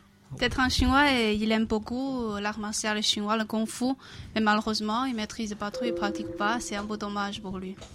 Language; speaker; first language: French; non-native, fluent; Chinese